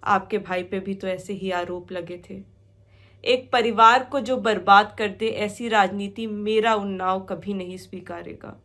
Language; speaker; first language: Hindi; native; Hindi